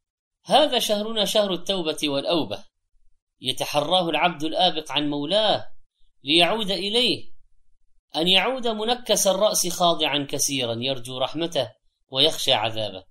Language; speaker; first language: Arabic; native; Arabic